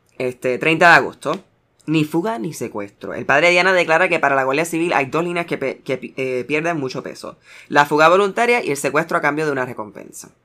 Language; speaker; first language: Spanish; early bilingual, heritage; Spanish